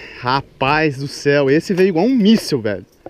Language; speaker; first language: Portuguese; native; Portuguese